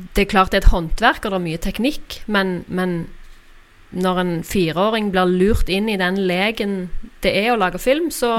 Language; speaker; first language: Norwegian; native; Norwegian